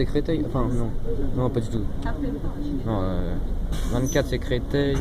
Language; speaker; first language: French; native; French